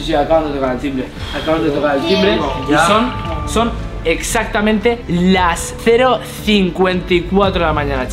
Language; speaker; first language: Spanish; native; Spanish